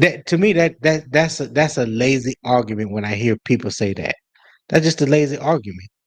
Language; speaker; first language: English; native; English